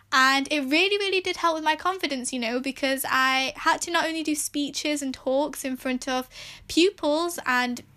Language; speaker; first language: English; native; English